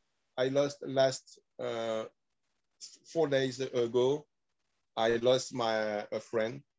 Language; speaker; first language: English; non-native, learner; French